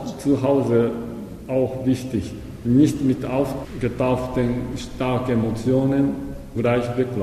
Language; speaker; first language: German; non-native, learner; Japanese